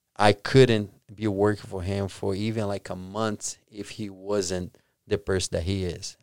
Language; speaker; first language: English; non-native, fluent; Portuguese